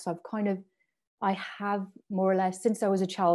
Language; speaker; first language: English; non-native, fluent; French